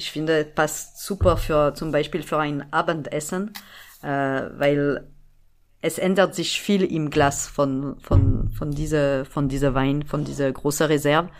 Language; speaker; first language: German; non-native, fluent; French